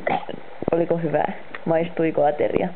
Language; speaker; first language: Finnish; native; Finnish